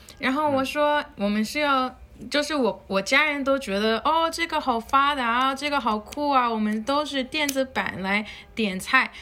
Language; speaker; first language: Chinese; non-native, fluent; Spanish